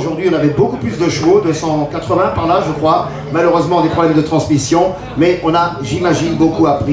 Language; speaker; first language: French; native; French